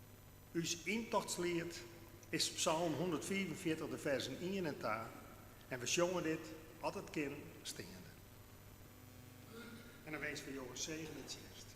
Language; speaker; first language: Dutch; non-native, local second language; Western Frisian